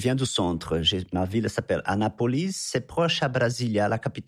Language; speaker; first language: French; non-native, fluent; Portuguese